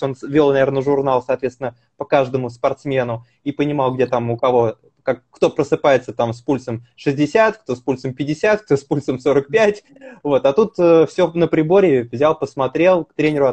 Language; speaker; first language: Russian; native; Russian